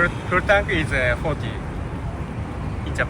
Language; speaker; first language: English; non-native, learner; Japanese